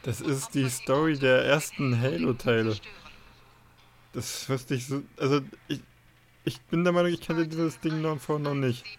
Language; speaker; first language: German; native; German